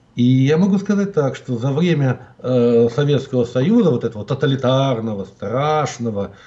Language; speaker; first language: Russian; native; Russian